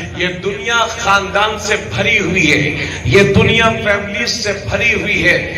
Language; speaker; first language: Urdu; native; Urdu